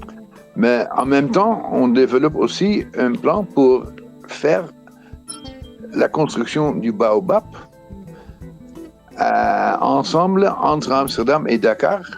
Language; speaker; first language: French; non-native, fluent; Dutch